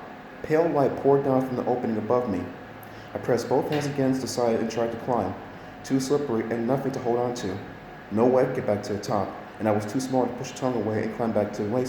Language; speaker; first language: English; native; English